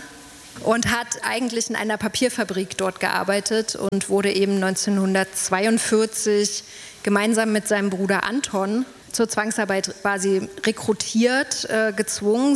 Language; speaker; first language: German; native; German